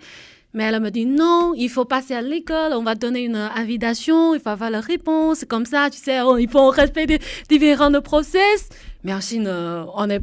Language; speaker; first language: French; non-native, fluent; Chinese